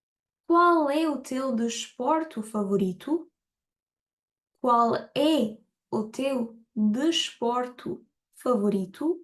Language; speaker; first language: Portuguese; non-native, fluent; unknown